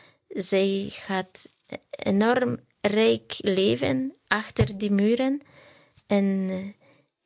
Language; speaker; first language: Dutch; non-native, learner; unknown